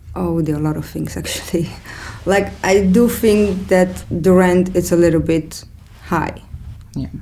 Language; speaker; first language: English; non-native, fluent; Romanian